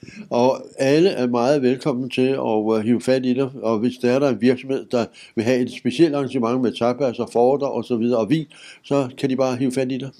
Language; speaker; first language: Danish; native; Danish